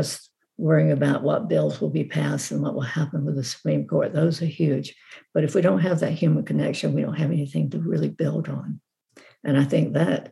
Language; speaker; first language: English; native; English